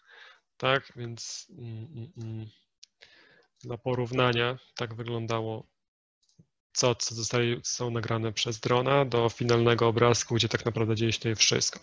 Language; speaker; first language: Polish; native; Polish